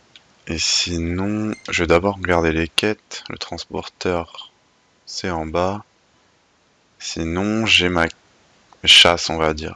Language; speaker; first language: French; native; French